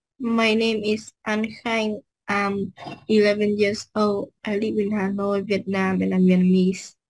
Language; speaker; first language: English; non-native, learner; Vietnamese